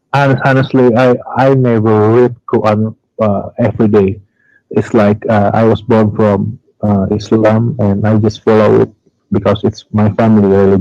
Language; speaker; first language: English; non-native, learner; Indonesian